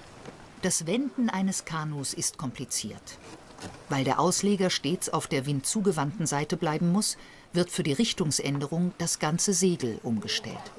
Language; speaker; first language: German; native; German